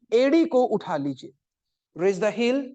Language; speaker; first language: Hindi; native; Hindi